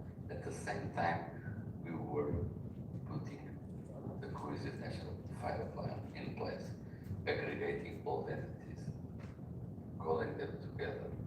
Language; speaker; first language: English; non-native, fluent; Portuguese